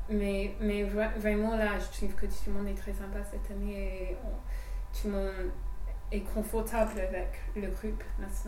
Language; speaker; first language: French; non-native, fluent; English